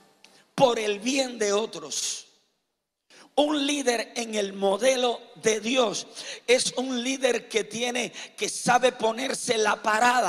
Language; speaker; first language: Spanish; native; Spanish